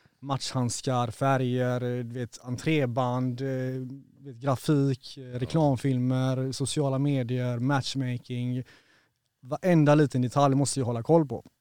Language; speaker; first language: Swedish; native; Swedish